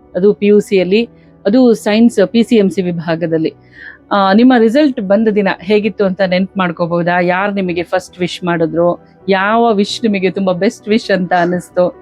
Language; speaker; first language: Kannada; native; Kannada